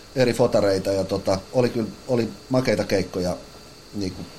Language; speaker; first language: English; non-native, fluent; Finnish